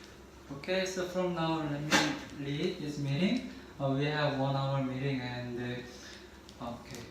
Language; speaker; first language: English; non-native, learner; Korean